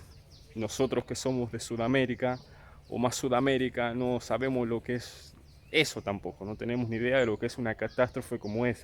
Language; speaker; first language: Spanish; native; Spanish